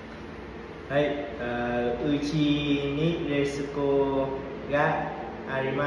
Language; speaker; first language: Japanese; non-native, learner; Vietnamese